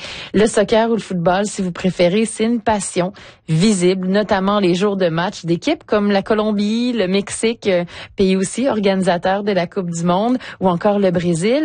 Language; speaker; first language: French; native; French